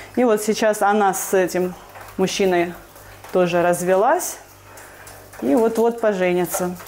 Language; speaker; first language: Russian; native; Russian